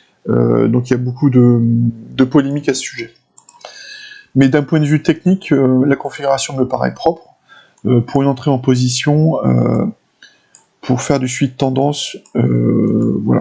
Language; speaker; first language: French; native; French